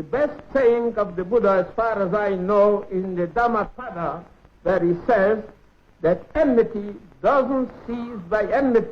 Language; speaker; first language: English; non-native, fluent; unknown